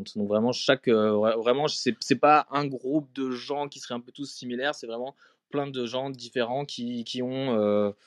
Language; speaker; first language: French; native; French